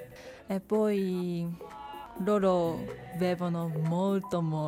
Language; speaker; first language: Italian; non-native, learner; Japanese